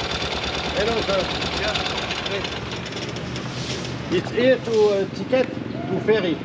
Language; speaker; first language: English; non-native, learner; French